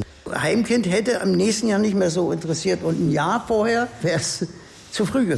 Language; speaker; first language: German; native; German